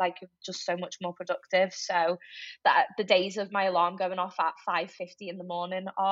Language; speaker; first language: English; native; English